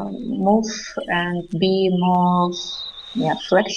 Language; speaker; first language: English; non-native, learner; Russian